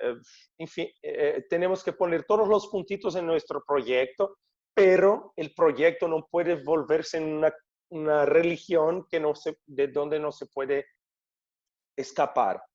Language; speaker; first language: Spanish; non-native, fluent; Portuguese